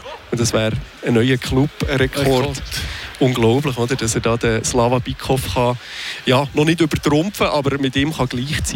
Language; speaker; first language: German; native; German